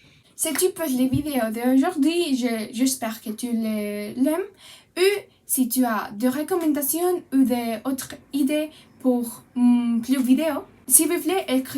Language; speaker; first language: French; non-native, learner; Spanish